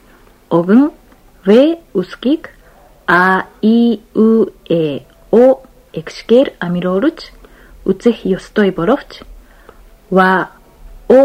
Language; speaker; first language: Mongolian; non-native, fluent; Japanese